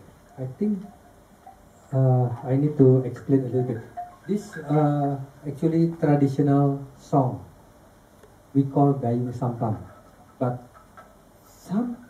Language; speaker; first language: English; non-native, learner; Indonesian